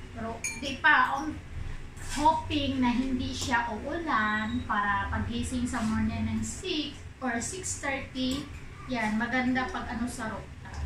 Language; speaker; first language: Filipino; non-native, local second language; Cebuano